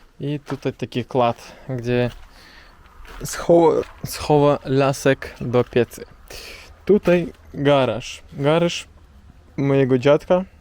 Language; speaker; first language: Polish; non-native, learner; Russian